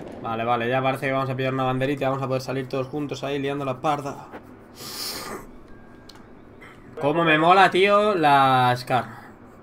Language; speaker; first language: Spanish; native; Spanish